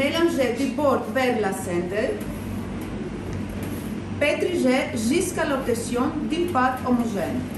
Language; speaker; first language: French; non-native, learner; Greek